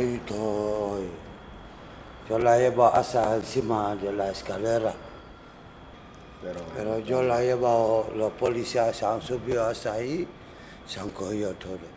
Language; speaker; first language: Spanish; non-native, learner; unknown